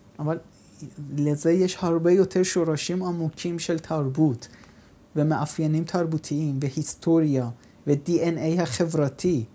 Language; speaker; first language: Hebrew; non-native, fluent; Persian